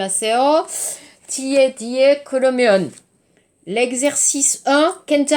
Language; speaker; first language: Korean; non-native, learner; French